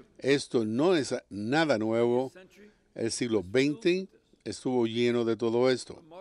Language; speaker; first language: Spanish; non-native, fluent; English